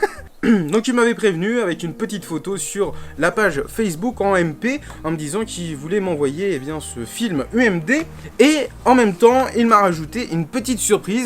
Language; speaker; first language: French; native; French